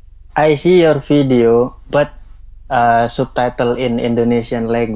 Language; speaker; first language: English; non-native, learner; Indonesian